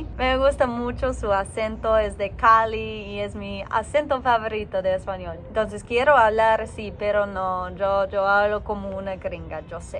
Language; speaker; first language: Spanish; non-native, learner; English